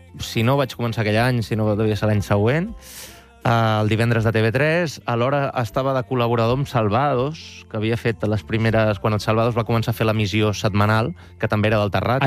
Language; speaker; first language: Catalan; native; Catalan